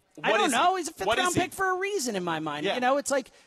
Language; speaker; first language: English; native; English